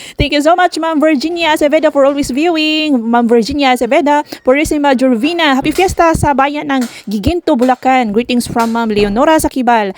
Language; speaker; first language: Filipino; non-native, local second language; Cebuano